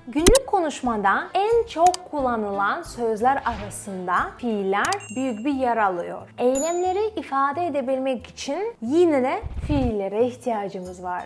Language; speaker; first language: Turkish; non-native, fluent; Russian